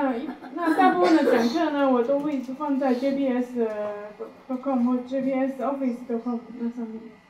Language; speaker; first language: Chinese; native; Chinese